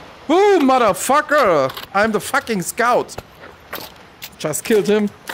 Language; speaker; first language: English; non-native, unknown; German